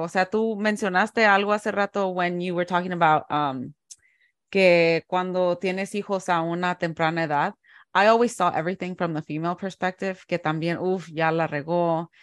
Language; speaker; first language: Spanish; early bilingual, heritage; Spanish